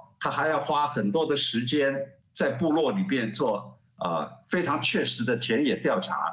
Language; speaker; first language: Chinese; native; Chinese